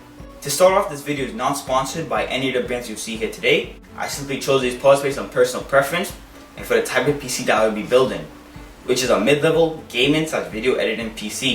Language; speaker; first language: English; native; English